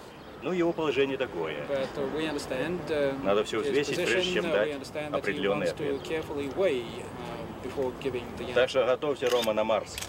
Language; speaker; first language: Russian; native; Russian